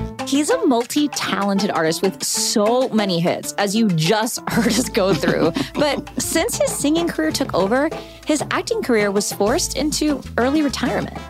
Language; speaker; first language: English; native; English